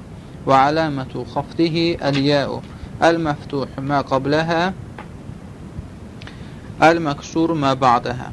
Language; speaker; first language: Arabic; non-native, fluent; Azerbaijani